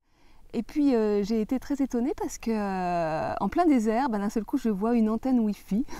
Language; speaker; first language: French; native; French